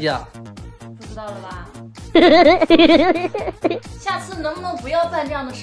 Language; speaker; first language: Chinese; native; Chinese